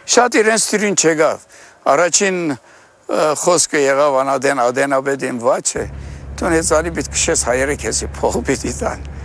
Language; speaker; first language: Armenian; early bilingual, heritage; Armenian